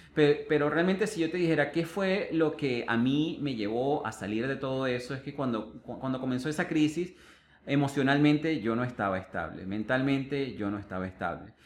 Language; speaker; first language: Spanish; native; Spanish